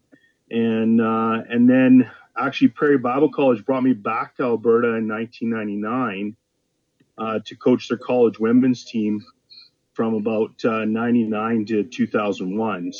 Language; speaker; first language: English; native; English